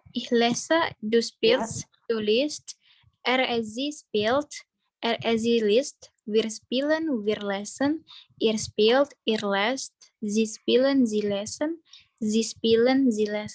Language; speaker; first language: German; non-native, learner; Indonesian